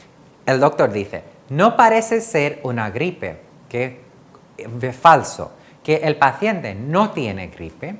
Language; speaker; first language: Spanish; non-native, fluent; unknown